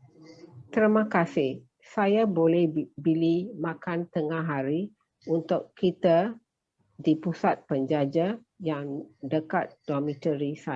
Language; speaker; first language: Indonesian; non-native, learner; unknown